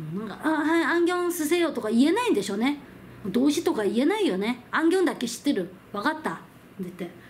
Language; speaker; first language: Japanese; non-native, fluent; Korean